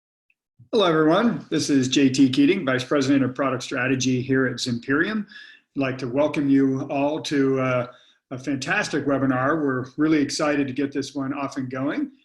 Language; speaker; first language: English; native; English